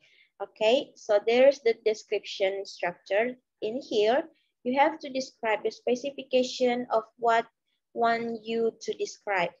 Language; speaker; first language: English; non-native, learner; Indonesian